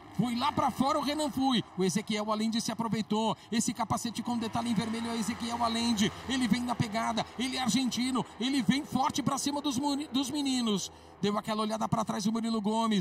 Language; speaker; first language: Portuguese; native; Portuguese